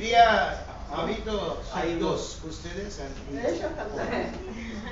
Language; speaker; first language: Spanish; non-native, learner; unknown